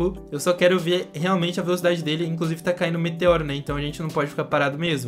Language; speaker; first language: Portuguese; native; Portuguese